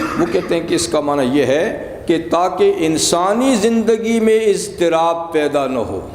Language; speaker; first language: Urdu; native; Urdu